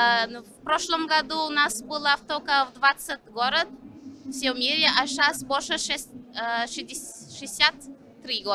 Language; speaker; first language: Russian; non-native, learner; Turkish